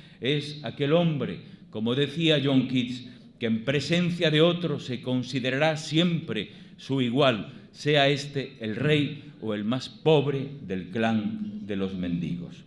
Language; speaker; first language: Spanish; native; Spanish